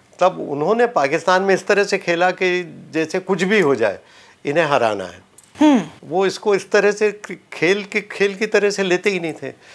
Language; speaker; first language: Hindi; native; Hindi